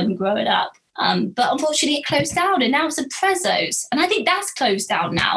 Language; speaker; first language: English; native; English